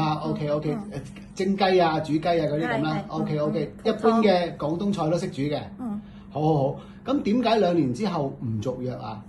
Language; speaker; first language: Cantonese; native; Cantonese